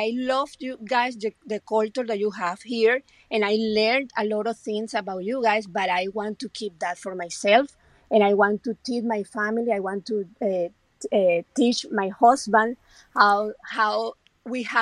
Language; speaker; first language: English; non-native, fluent; Spanish